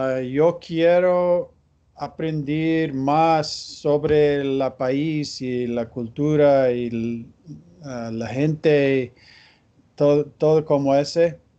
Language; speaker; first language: Spanish; non-native, learner; English